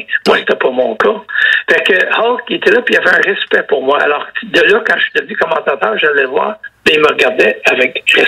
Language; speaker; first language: French; native; French